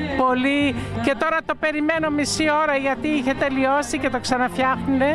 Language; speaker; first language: Greek; early bilingual, heritage; Greek